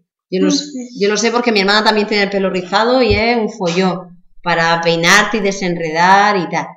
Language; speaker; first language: Spanish; native; Spanish